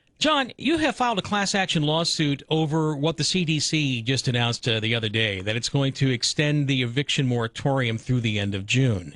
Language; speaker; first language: English; native; English